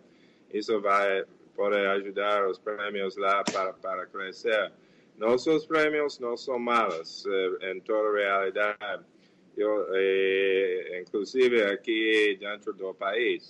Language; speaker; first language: Portuguese; non-native, fluent; English